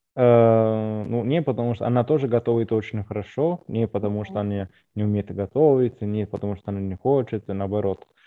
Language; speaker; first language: Russian; non-native, fluent; Italian